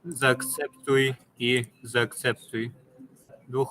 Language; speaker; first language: Polish; non-native, fluent; Ukrainian